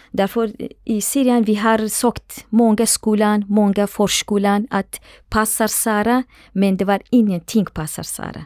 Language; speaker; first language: Swedish; non-native, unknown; Central Kurdish